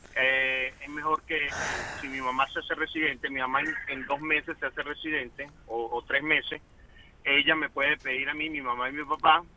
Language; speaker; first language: Spanish; native; Spanish